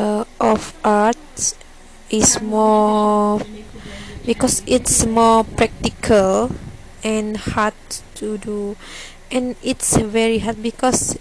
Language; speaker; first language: English; non-native, learner; Malay